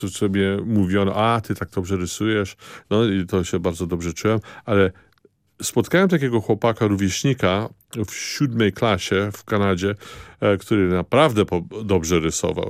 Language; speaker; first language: Polish; early bilingual, heritage; Polish